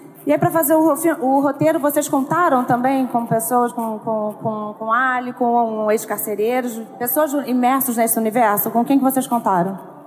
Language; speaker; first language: Portuguese; native; Portuguese